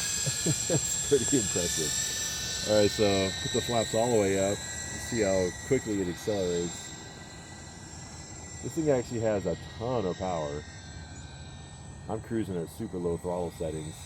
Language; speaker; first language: English; native; English